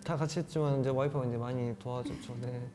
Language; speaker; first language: Korean; native; Korean